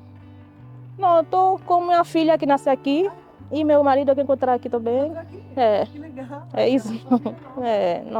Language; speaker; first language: Portuguese; non-native, learner; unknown